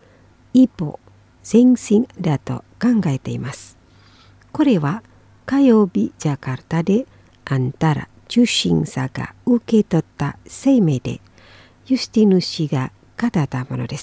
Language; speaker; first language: Japanese; non-native, fluent; Indonesian